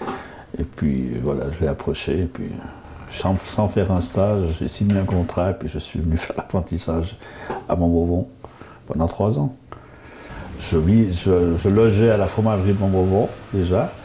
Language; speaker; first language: French; native; French